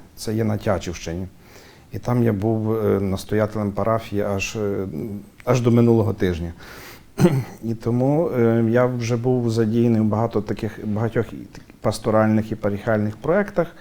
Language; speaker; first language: Ukrainian; native; Ukrainian